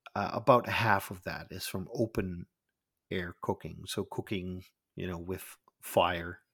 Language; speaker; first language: English; non-native, fluent; Dutch